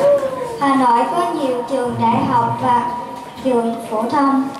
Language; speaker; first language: Vietnamese; early bilingual, heritage; Vietnamese